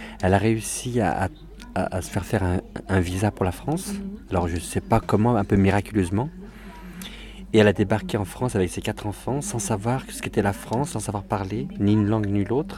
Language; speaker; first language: French; early bilingual, other home language; Arabic